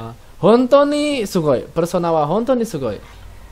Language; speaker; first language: Japanese; non-native, learner; Indonesian